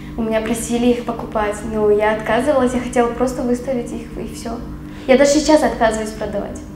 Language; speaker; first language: Russian; non-native, local second language; Tajik